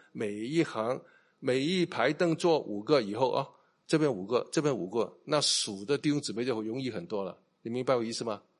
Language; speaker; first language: Chinese; non-native, local second language; Cantonese